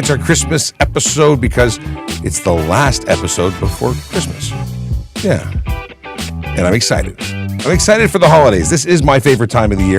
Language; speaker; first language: English; native; English